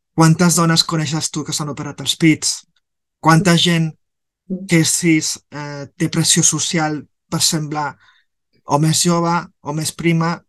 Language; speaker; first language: Catalan; non-native, local second language; Spanish